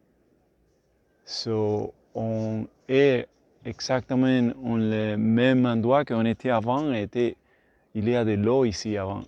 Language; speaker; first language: French; non-native, learner; Spanish